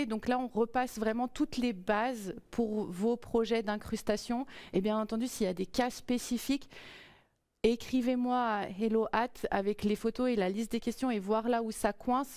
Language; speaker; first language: French; native; French